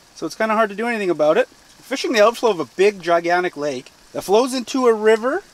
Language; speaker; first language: English; native; English